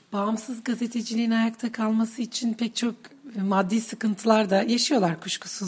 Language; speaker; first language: Turkish; native; Turkish